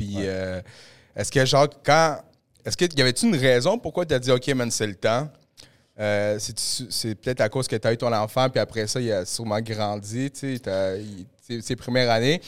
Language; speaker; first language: French; native; French